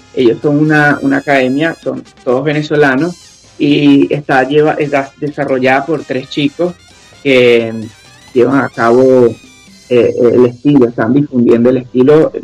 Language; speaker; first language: Spanish; native; Spanish